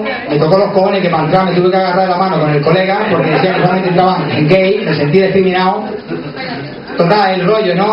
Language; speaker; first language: Spanish; native; Spanish